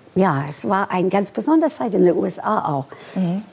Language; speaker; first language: German; non-native, fluent; English